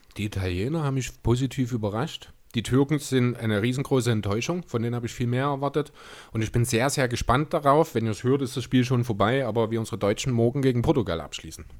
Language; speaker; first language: German; native; German